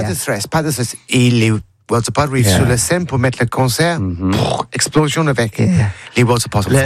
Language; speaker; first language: French; non-native, learner; English